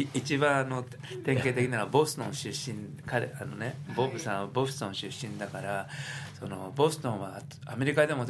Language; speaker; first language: Japanese; native; Japanese